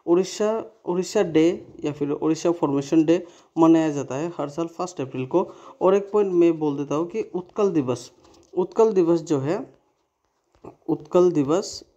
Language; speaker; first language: Hindi; non-native, local second language; Bangla